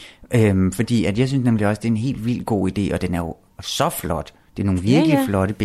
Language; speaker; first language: Danish; native; Danish